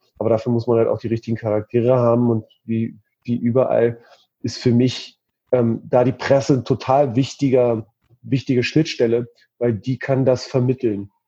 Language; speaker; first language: German; early bilingual, other home language; Persian